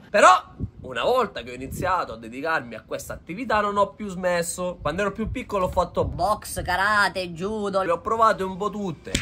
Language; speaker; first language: Italian; non-native, local second language; Sicilian